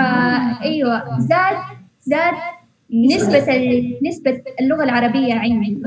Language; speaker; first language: Arabic; early bilingual, other home language; Indonesian